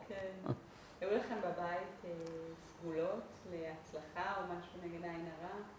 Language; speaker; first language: Hebrew; native; Hebrew